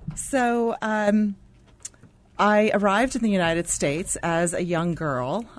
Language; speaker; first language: English; non-native, fluent; Arabic